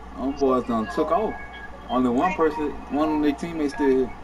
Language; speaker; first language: English; native; English